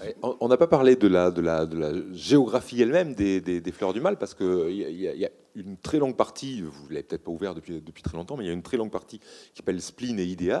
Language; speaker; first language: French; native; French